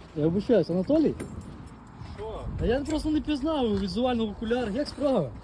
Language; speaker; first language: Ukrainian; native; Ukrainian